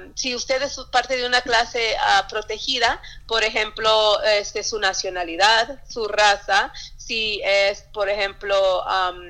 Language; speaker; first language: Spanish; early bilingual, heritage; Spanish